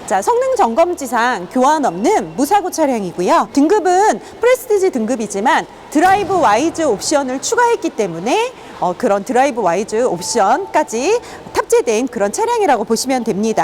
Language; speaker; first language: Korean; native; Korean